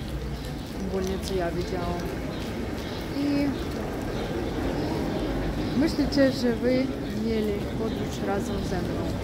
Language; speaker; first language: Polish; non-native, learner; Ukrainian